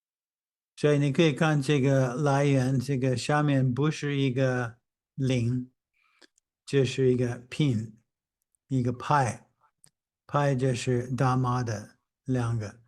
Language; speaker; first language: Chinese; non-native, fluent; English